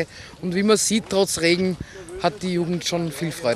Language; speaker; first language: German; native; German